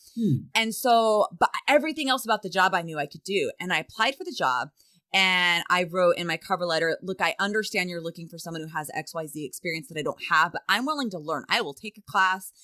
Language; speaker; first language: English; native; English